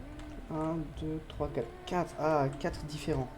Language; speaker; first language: French; native; French